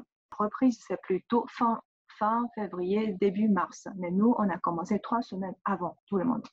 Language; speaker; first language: French; non-native, learner; Chinese